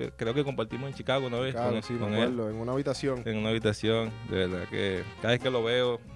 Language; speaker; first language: Spanish; native; Spanish